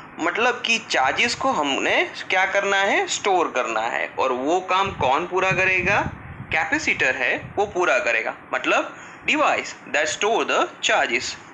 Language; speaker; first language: Hindi; non-native, local second language; Gujarati